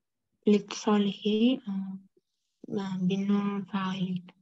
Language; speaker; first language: Arabic; non-native, learner; Uzbek